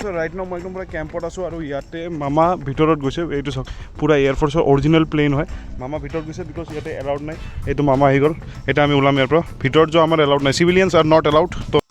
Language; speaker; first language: Assamese; native; Assamese